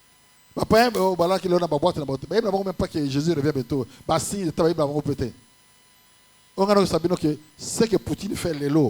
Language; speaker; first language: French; non-native, local second language; Lingala